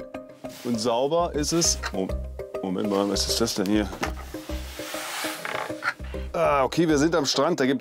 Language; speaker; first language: German; native; German